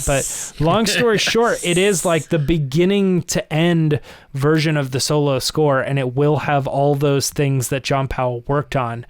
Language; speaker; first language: English; native; English